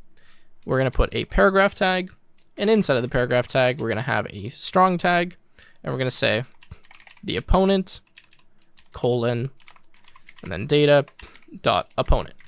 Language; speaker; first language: English; native; English